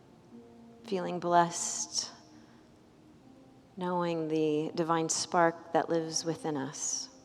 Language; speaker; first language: English; native; English